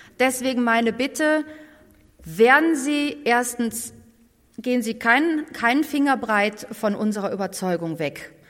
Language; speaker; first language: German; native; German